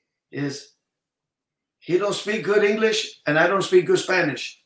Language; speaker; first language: English; early bilingual, other home language; Spanish